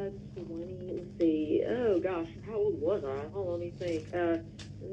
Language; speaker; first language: English; native; English